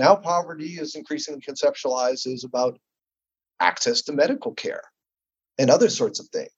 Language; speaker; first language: English; native; English